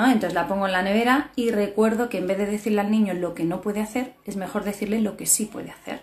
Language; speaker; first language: Spanish; native; Spanish